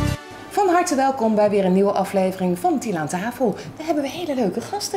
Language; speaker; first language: Dutch; native; Dutch